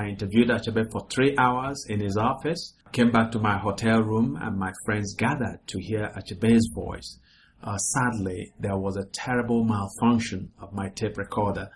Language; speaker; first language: English; non-native, local second language; Igbo